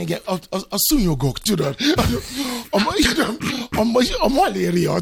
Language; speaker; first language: Hungarian; non-native, fluent; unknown